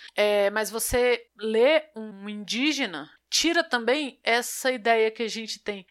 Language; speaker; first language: Portuguese; native; Portuguese